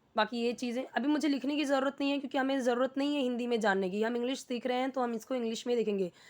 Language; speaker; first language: Hindi; native; Hindi